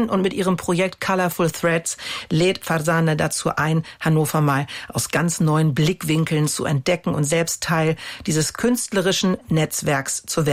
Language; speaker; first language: German; native; German